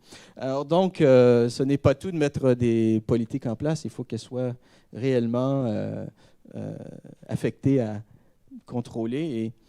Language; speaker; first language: French; native; French